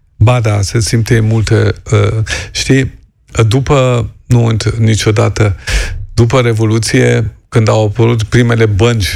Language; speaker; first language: Romanian; non-native, fluent; German